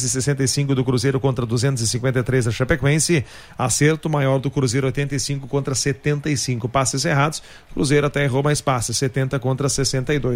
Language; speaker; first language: Portuguese; native; Portuguese